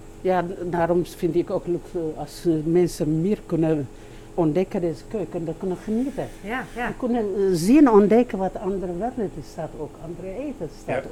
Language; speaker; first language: Dutch; non-native, learner; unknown